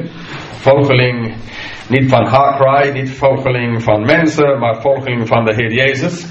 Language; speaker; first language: Dutch; non-native, fluent; English